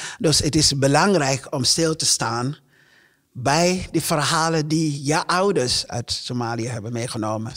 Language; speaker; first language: Dutch; non-native, fluent; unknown